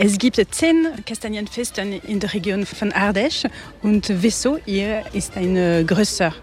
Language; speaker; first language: German; non-native, learner; French